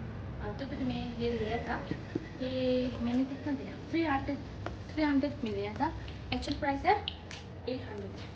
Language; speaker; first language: Hindi; non-native, local second language; Tibetan